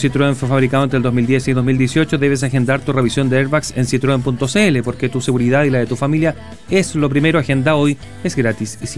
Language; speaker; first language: Spanish; native; Spanish